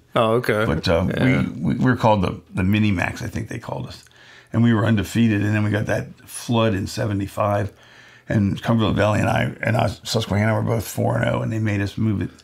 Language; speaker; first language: English; native; English